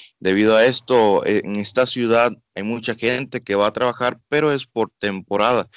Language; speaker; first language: Spanish; native; Spanish